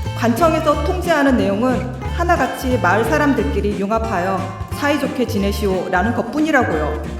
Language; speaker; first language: Korean; native; Korean